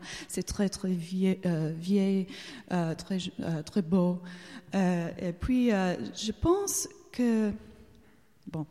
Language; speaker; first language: French; non-native, learner; English